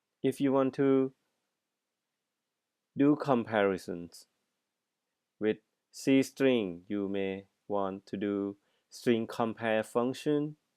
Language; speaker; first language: English; non-native, fluent; Thai